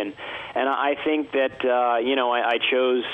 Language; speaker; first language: English; native; English